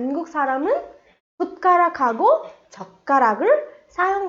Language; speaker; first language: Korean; non-native, fluent; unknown